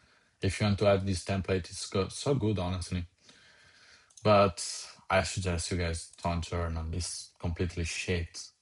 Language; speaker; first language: English; non-native, fluent; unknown